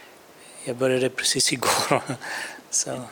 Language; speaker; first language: Swedish; non-native, fluent; Urdu